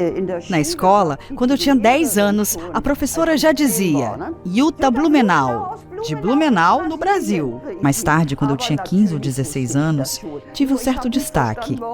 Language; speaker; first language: Portuguese; non-native, fluent; German